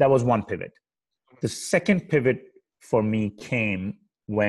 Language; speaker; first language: English; non-native, local second language; Hindi